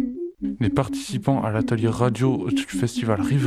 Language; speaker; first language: French; native; French